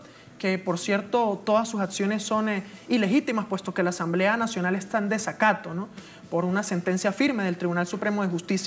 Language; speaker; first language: Spanish; native; Spanish